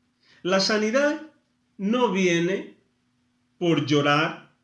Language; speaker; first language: Spanish; non-native, fluent; Portuguese